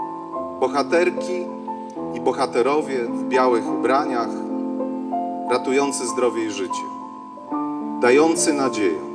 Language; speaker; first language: Polish; native; Polish